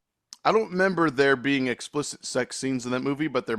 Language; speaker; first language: English; native; English